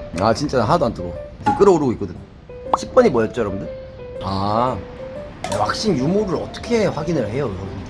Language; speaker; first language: Korean; native; Korean